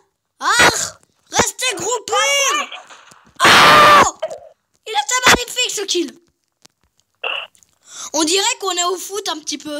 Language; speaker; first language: French; native; French